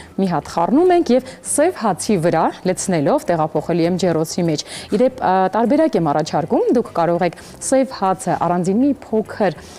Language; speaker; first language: Armenian; native; Armenian